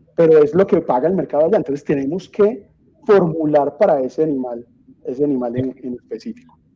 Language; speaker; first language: Spanish; native; Spanish